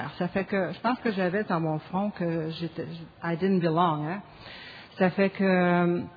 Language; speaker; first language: French; native; French